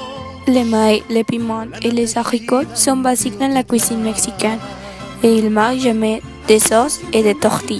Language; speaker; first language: French; non-native, learner; Spanish